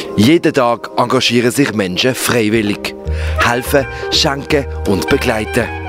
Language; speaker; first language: German; native; German